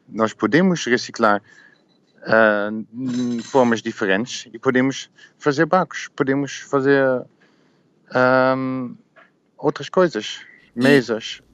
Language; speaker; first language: Portuguese; non-native, learner; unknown